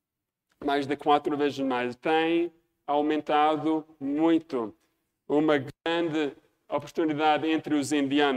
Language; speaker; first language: Portuguese; non-native, fluent; English